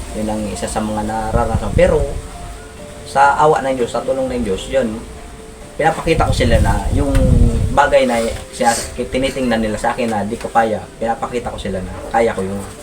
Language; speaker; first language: Filipino; non-native, local second language; Bikol